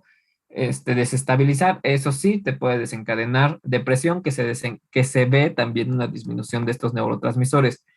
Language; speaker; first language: Spanish; native; Spanish